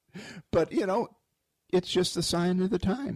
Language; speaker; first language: English; native; English